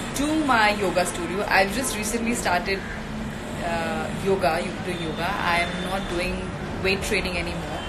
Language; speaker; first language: English; non-native, local second language; Hindi